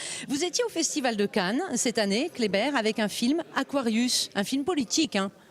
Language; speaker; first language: French; native; French